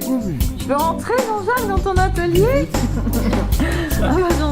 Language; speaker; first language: French; native; French